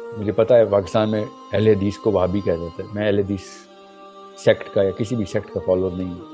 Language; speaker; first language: Urdu; early bilingual, heritage; Urdu